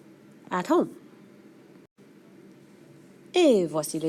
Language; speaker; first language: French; non-native, fluent; English